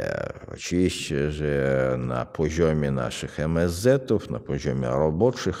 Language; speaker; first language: Polish; non-native, fluent; Russian